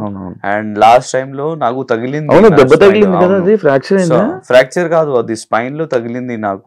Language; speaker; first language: Telugu; non-native, learner; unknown